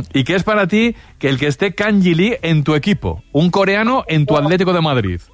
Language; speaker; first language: Spanish; native; Spanish